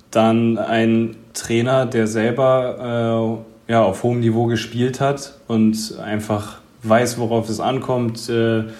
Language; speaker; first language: German; native; German